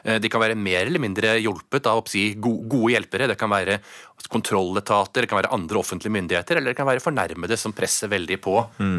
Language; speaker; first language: Norwegian; native; Norwegian